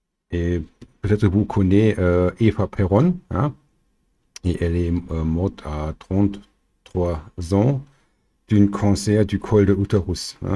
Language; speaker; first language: French; non-native, learner; German